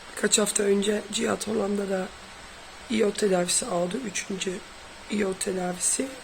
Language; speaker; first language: Turkish; non-native, fluent; Dutch